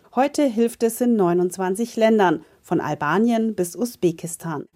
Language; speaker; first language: German; non-native, fluent; Ukrainian